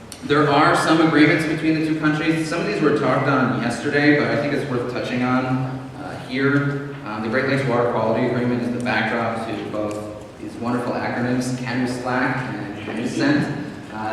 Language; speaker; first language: English; native; English